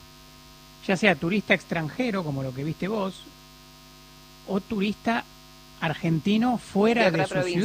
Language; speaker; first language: Spanish; native; Spanish